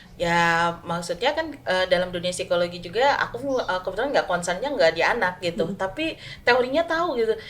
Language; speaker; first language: Indonesian; non-native, local second language; Sundanese